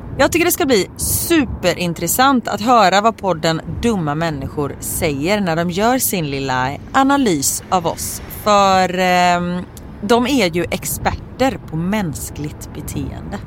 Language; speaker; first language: Swedish; native; Swedish